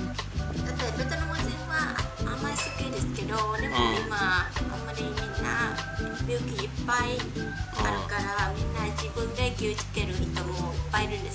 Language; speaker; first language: Japanese; non-native, learner; Vietnamese